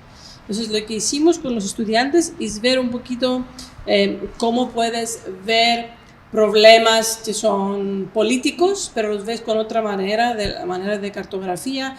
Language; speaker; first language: Spanish; non-native, fluent; Greek